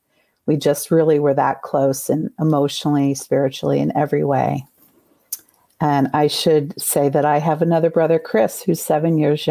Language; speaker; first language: English; native; English